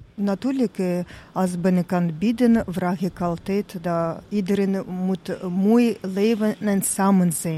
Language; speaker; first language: Dutch; non-native, learner; Russian